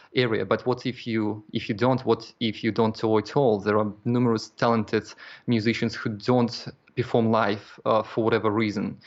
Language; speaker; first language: English; non-native, fluent; Russian